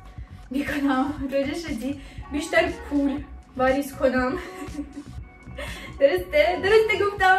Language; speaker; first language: Persian; non-native, learner; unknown